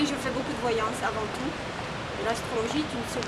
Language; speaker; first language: French; native; French